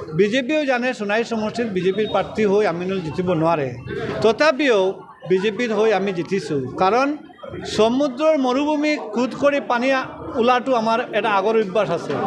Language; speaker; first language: Assamese; non-native, local second language; Bangla